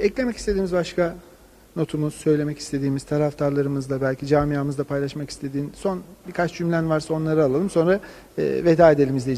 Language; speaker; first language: Turkish; native; Turkish